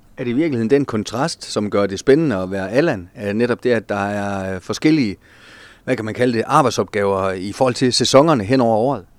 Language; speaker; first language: Danish; native; Danish